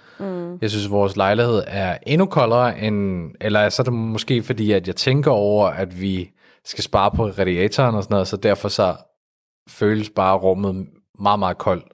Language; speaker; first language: Danish; early bilingual, other home language; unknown